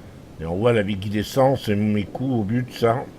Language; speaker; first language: French; native; French